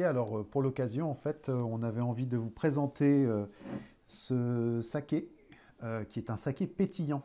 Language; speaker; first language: French; native; French